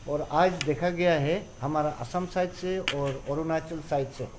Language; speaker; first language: Hindi; non-native, local second language; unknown